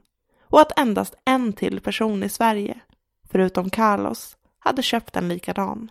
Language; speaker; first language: Swedish; native; Swedish